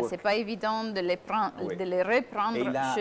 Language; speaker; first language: French; non-native, fluent; Italian